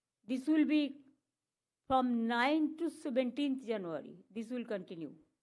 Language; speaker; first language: English; non-native, local second language; Bangla